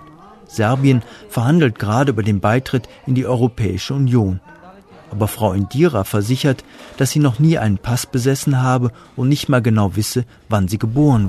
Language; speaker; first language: German; native; German